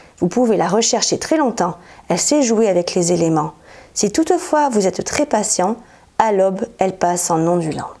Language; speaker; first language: French; native; French